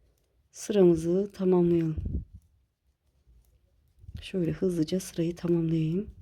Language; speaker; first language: Turkish; native; Turkish